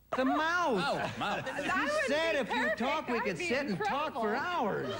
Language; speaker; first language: English; native; English